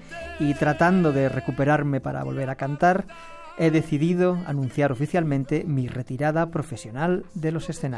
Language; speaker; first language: Spanish; native; Spanish